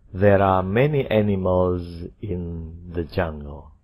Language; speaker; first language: English; non-native, fluent; Indonesian